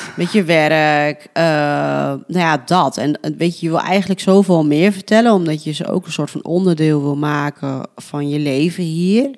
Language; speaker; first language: Dutch; early bilingual, other home language; Spanish